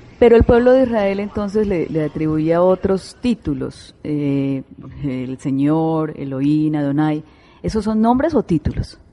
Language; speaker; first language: Spanish; native; Spanish